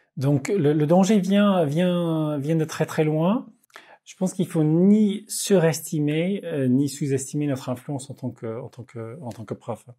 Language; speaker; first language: French; non-native, fluent; Dutch